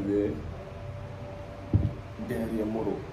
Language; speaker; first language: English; non-native, learner; French